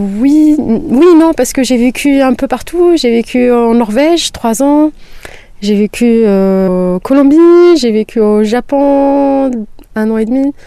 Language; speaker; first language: French; non-native, local second language; Kabyle